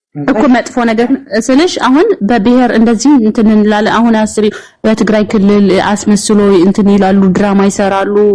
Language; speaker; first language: Amharic; non-native, local second language; Tigrinya